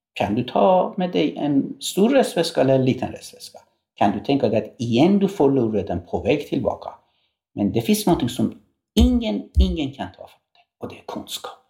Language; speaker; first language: Swedish; non-native, fluent; Persian